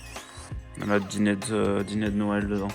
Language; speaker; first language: French; native; French